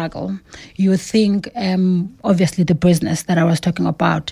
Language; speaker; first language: English; non-native, local second language; Xhosa